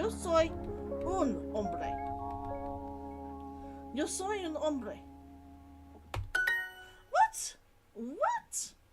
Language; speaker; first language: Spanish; non-native, learner; English